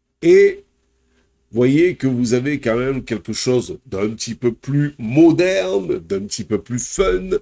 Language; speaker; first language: French; native; French